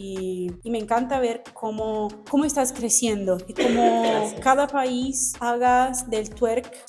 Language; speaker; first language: Spanish; non-native, fluent; Italian